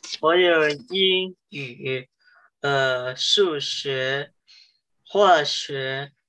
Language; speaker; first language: Chinese; early bilingual, heritage; English